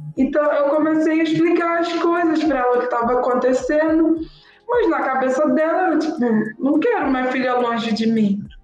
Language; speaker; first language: Portuguese; native; Portuguese